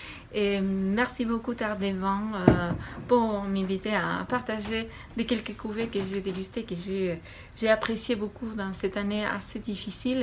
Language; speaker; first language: French; non-native, fluent; Spanish